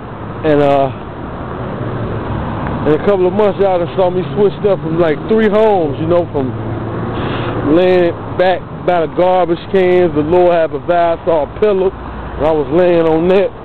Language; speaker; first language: English; native; English